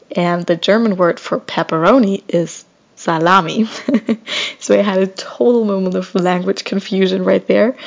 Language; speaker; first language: English; non-native, fluent; German